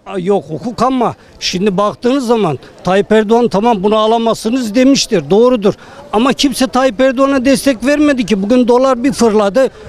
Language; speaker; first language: Turkish; native; Turkish